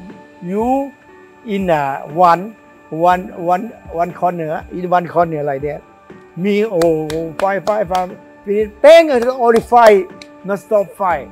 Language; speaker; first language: English; non-native, learner; Thai